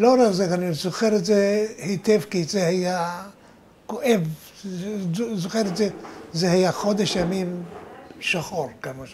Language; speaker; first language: Hebrew; non-native, fluent; Arabic